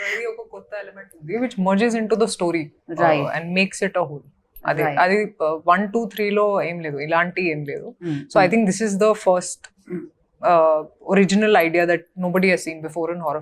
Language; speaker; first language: Telugu; non-native, fluent; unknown